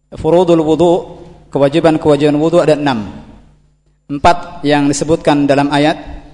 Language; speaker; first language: Indonesian; native; Indonesian